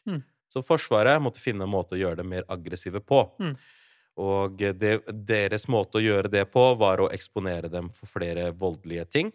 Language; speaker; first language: Norwegian; early bilingual, other home language; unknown